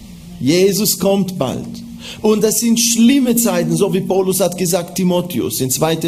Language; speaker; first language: German; non-native, fluent; Hebrew